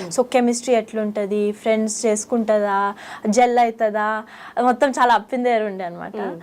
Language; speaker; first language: Telugu; early bilingual, heritage; Telugu